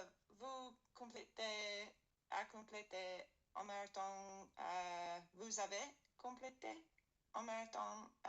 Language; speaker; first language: French; non-native, learner; English